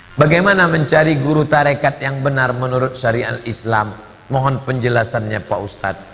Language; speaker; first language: Indonesian; native; Indonesian